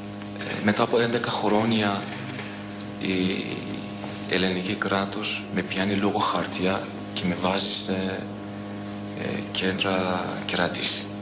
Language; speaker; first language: Greek; non-native, learner; Persian